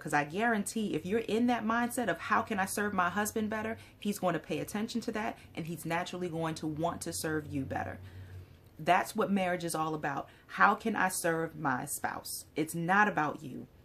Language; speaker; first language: English; native; English